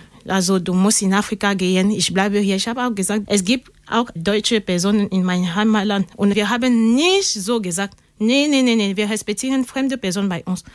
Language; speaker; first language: German; non-native, learner; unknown